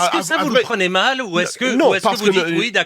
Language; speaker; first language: French; native; French